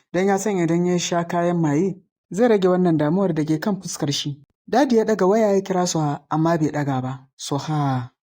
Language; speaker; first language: Hausa; native; Hausa